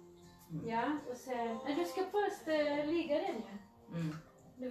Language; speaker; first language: Swedish; non-native, learner; Cebuano